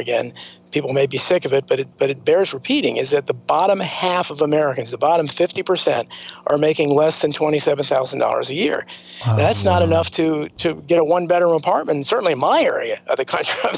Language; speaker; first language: English; native; English